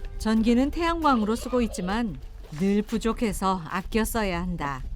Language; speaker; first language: Korean; native; Korean